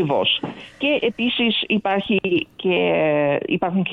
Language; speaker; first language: Greek; early bilingual, other home language; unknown